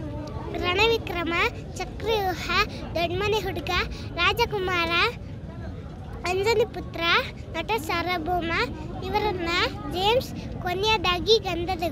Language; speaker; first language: Kannada; native; Kannada